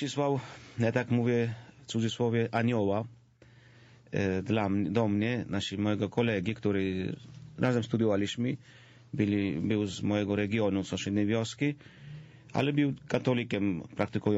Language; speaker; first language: Polish; non-native, fluent; Georgian